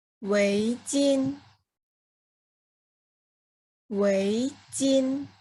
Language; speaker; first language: Chinese; non-native, fluent; Thai